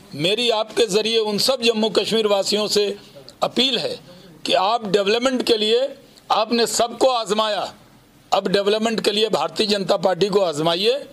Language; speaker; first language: Hindi; native; Hindi